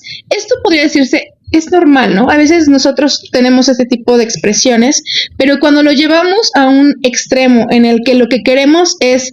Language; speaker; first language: Spanish; native; Spanish